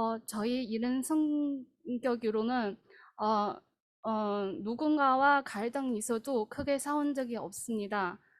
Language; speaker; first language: Korean; non-native, fluent; Chinese